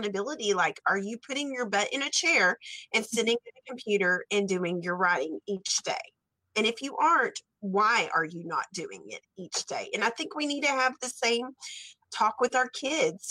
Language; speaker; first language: English; native; English